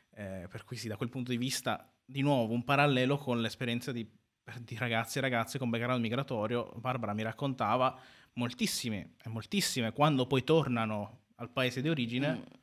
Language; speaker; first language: Italian; native; Italian